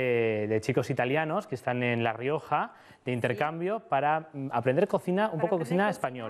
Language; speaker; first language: Spanish; native; Spanish